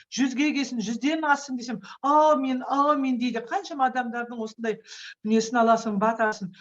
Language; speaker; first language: Kazakh; non-native, local second language; Russian